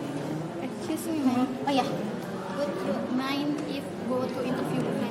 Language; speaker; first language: English; non-native, learner; Indonesian